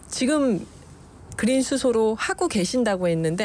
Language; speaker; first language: Korean; native; Korean